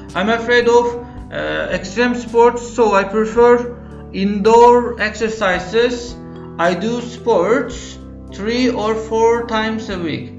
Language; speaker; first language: English; non-native, fluent; Turkish